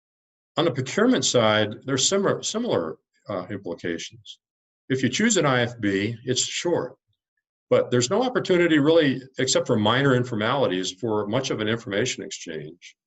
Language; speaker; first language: English; native; English